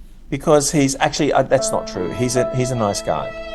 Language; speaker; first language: English; native; English